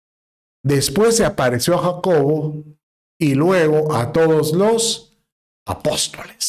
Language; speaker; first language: Spanish; native; Spanish